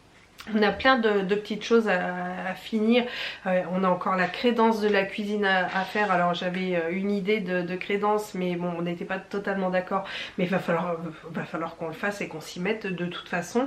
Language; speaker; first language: French; native; French